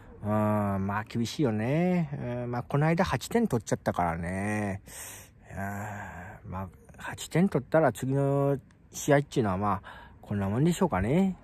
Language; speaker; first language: Japanese; native; Japanese